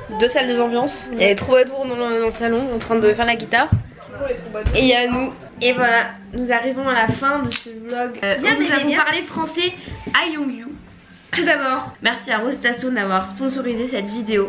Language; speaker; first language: French; native; French